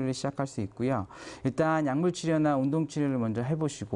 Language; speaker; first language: Korean; native; Korean